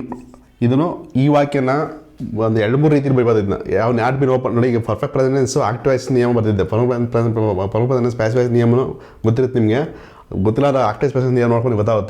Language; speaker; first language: Kannada; native; Kannada